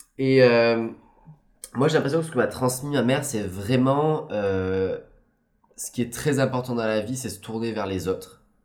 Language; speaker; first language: French; native; French